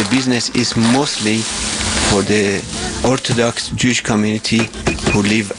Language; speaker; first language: English; non-native, fluent; Persian